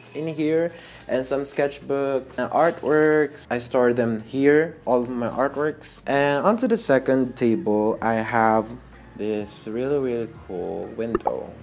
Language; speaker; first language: English; non-native, local second language; Filipino